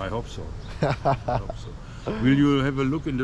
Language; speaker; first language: English; non-native, learner; German